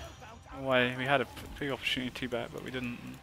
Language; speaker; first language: English; native; English